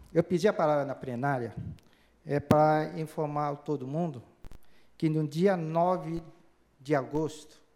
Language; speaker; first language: Portuguese; early bilingual, other home language; Chinese